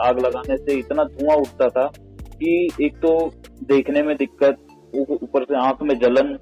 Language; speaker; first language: Hindi; native; Hindi